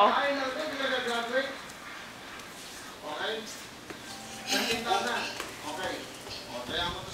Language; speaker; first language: Filipino; native; Filipino